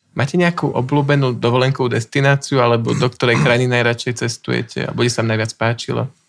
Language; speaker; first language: Slovak; native; Slovak